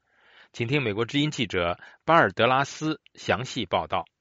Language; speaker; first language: Chinese; native; Chinese